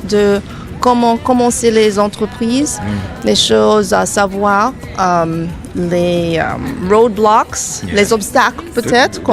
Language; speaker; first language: French; non-native, fluent; English